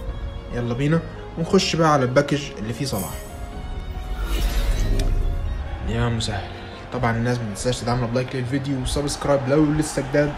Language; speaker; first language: Arabic; native; Arabic